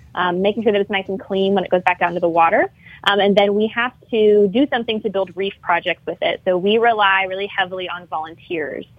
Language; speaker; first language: English; native; English